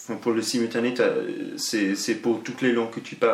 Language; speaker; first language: French; non-native, local second language; German